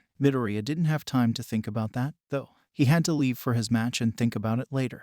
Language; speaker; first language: English; native; English